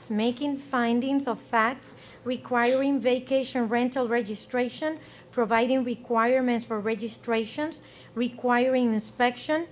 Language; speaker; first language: English; non-native, fluent; Spanish